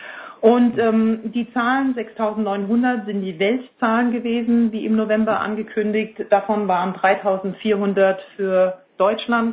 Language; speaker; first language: German; native; German